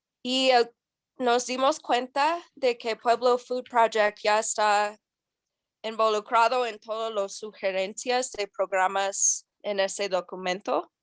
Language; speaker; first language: Spanish; non-native, learner; English